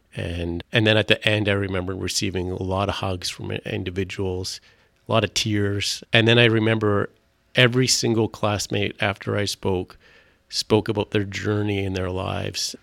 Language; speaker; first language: English; non-native, fluent; French